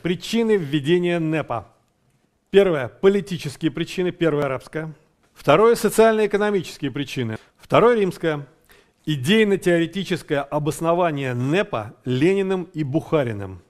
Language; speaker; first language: Russian; native; Russian